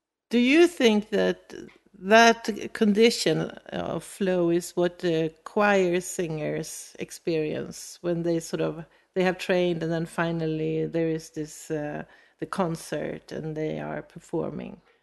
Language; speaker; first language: English; non-native, fluent; Swedish